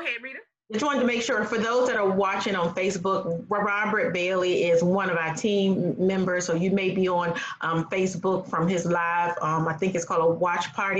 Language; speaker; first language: English; native; English